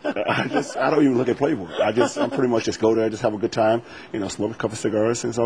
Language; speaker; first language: English; native; English